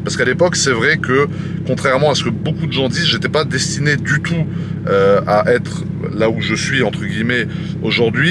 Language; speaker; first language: French; native; French